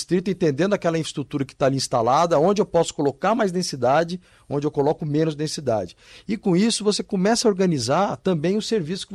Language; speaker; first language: Portuguese; native; Portuguese